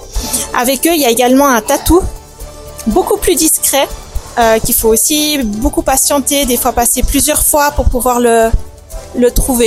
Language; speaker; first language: French; native; French